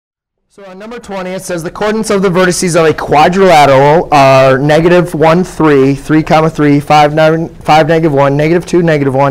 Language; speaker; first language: English; native; English